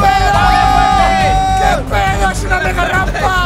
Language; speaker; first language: Spanish; native; Spanish